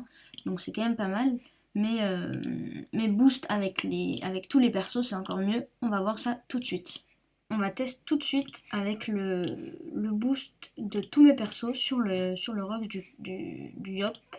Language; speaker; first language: French; native; French